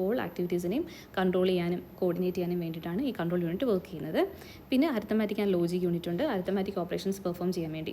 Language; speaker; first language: Malayalam; native; Malayalam